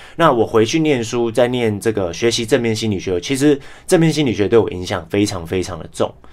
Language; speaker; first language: Chinese; non-native, local second language; English